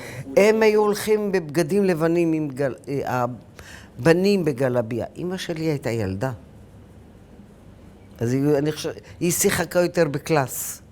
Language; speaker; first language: Hebrew; early bilingual, other home language; Arabic